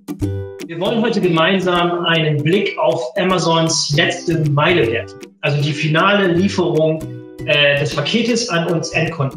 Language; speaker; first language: German; native; German